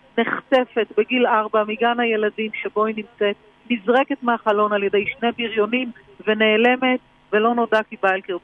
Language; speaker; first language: Hebrew; native; Hebrew